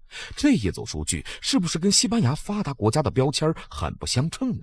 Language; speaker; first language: Chinese; native; Chinese